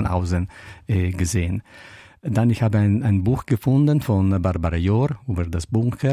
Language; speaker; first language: German; non-native, learner; Italian